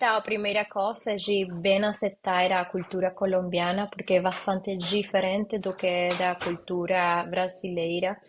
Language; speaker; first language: Portuguese; non-native, learner; Spanish